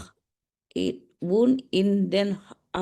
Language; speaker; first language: Dutch; non-native, learner; Indonesian